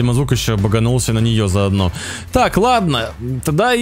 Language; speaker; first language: Russian; native; Russian